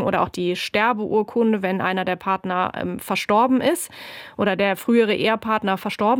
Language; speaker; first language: German; native; German